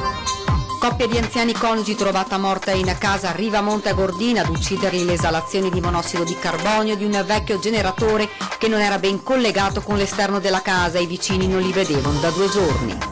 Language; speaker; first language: Italian; native; Italian